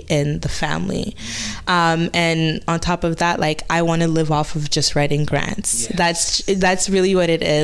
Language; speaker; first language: English; non-native, fluent; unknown